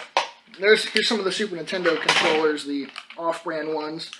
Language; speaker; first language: English; native; English